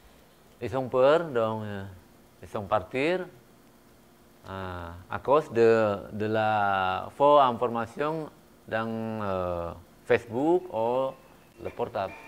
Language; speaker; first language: French; non-native, fluent; Indonesian